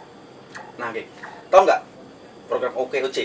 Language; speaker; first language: Indonesian; native; Indonesian